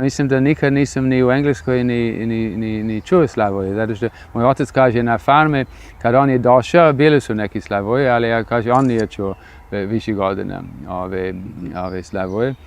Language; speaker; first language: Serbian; non-native, fluent; English